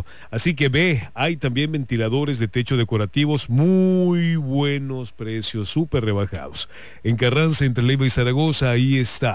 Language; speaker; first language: Spanish; native; Spanish